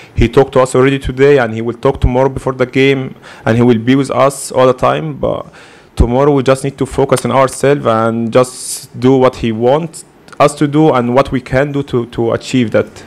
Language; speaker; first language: English; non-native, fluent; Arabic